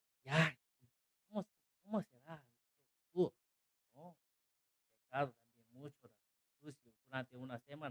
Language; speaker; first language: Spanish; non-native, learner; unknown